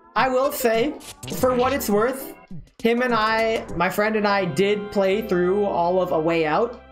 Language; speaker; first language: English; native; English